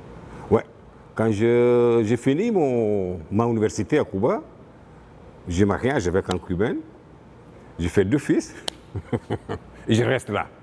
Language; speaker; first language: French; non-native, fluent; Portuguese